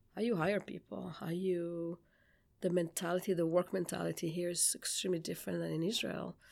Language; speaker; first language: English; non-native, fluent; Hebrew